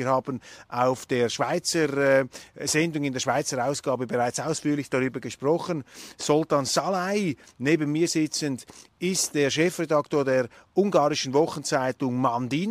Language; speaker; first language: German; native; German